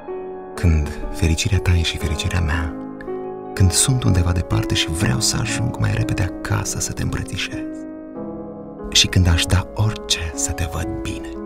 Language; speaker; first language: Romanian; native; Romanian